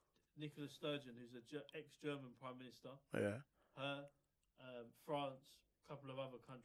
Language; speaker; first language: English; native; English